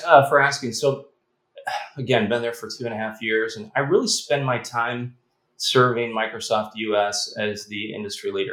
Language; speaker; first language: English; native; English